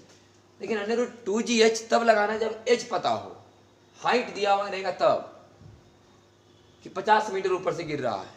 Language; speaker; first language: Hindi; native; Hindi